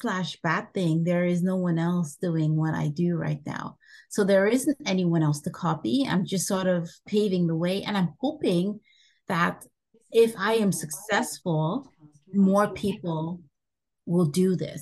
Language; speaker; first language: English; non-native, local second language; Bini